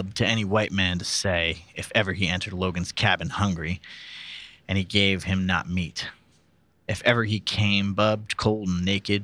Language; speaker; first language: English; native; English